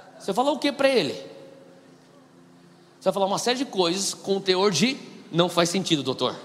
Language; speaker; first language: Portuguese; native; Portuguese